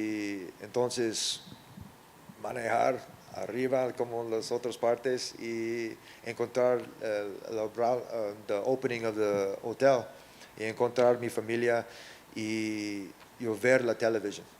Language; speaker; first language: Spanish; non-native, learner; English